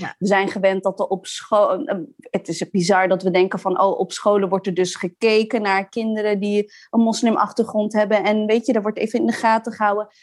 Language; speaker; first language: Dutch; early bilingual, other home language; Arabic